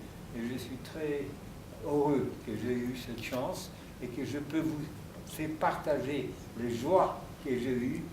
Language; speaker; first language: French; non-native, fluent; German